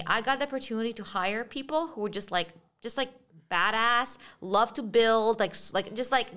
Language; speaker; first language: English; early bilingual, other home language; Russian